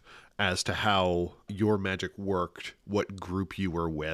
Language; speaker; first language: English; native; English